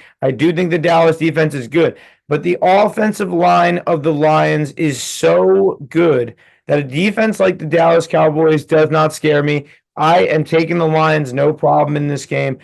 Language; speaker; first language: English; native; English